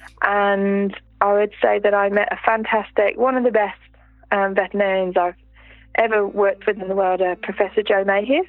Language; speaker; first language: English; native; English